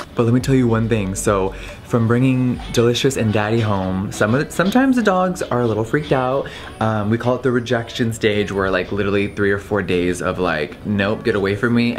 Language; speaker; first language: English; native; English